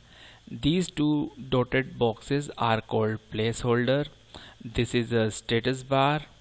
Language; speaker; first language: English; non-native, local second language; Hindi